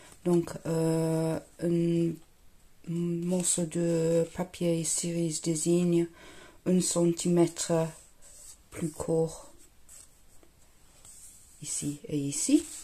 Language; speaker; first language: French; non-native, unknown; English